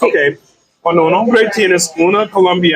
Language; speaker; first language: Spanish; non-native, learner; English